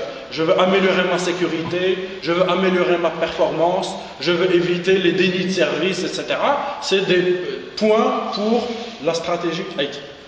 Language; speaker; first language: French; non-native, local second language; Arabic